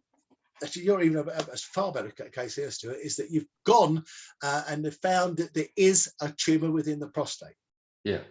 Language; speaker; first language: English; native; English